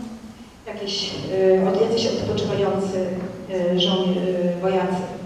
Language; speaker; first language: Polish; native; Polish